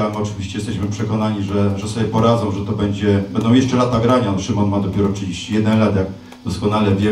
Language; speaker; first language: Polish; native; Polish